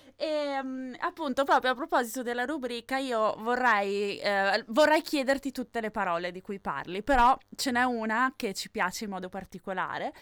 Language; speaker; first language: Italian; native; Italian